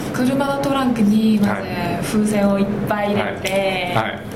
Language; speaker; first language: Japanese; non-native, fluent; Korean